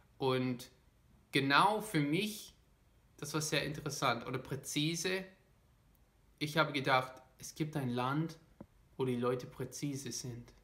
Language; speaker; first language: German; non-native, fluent; English